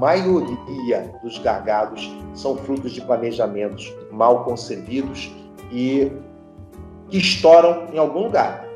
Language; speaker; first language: Portuguese; native; Portuguese